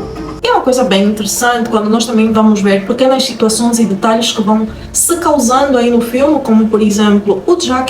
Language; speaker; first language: Portuguese; native; Portuguese